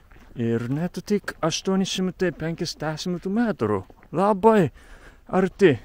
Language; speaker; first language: Lithuanian; non-native, learner; Japanese